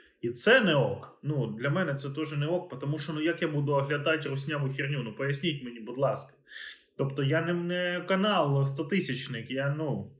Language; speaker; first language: Ukrainian; native; Ukrainian